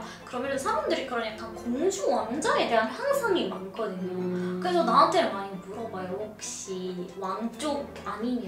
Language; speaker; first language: Korean; non-native, fluent; Arabic